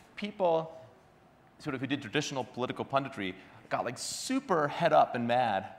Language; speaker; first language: English; native; English